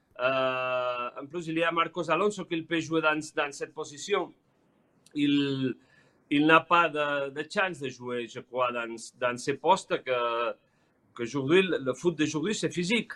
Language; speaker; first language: French; non-native, learner; Spanish